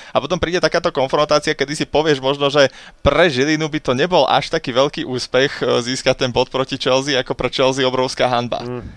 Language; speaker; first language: Slovak; native; Slovak